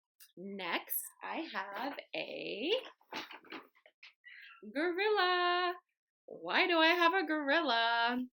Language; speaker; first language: English; native; English